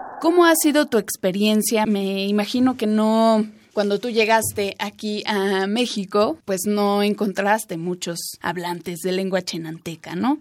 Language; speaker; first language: Spanish; native; Spanish